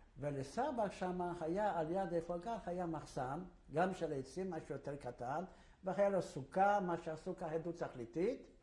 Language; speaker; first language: Hebrew; non-native, fluent; Polish